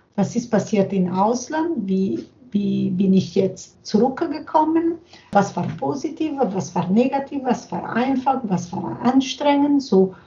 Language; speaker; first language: German; non-native, fluent; Italian